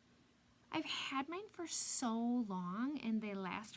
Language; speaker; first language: English; native; English